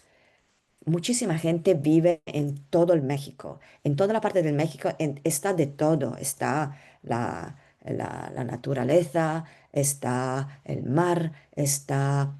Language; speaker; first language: Spanish; non-native, learner; Italian